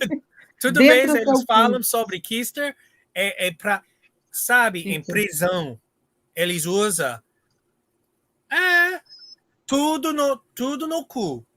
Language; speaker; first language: Portuguese; non-native, learner; English